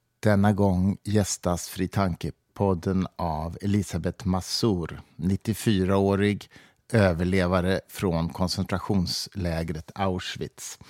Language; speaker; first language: Swedish; native; Swedish